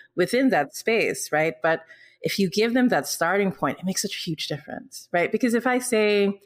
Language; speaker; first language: English; non-native, local second language; Filipino